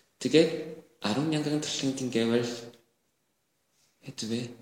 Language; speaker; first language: Mongolian; non-native, learner; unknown